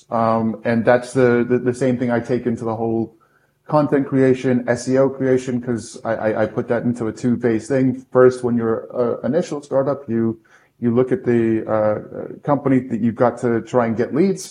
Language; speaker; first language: English; native; English